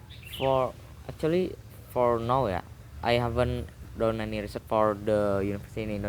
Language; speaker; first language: English; non-native, learner; Indonesian